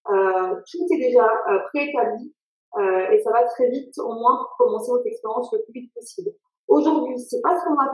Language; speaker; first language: French; native; French